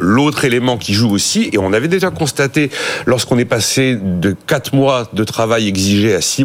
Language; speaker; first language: French; native; French